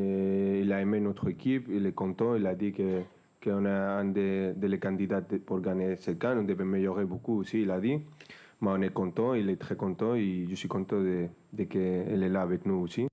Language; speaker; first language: French; non-native, fluent; Spanish